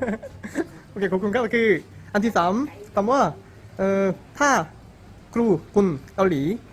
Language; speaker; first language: Thai; non-native, learner; Korean